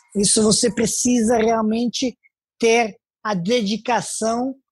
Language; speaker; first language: Portuguese; non-native, fluent; Serbian